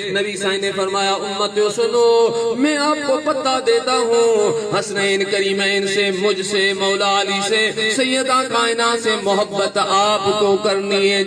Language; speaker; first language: Urdu; non-native, local second language; Sindhi